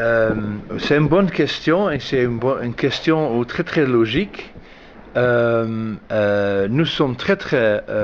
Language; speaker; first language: French; non-native, fluent; Dutch